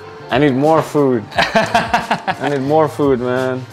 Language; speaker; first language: English; early bilingual, other home language; Indonesian